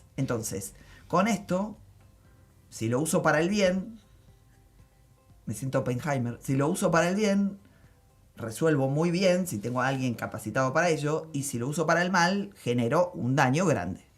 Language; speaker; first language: Spanish; native; Spanish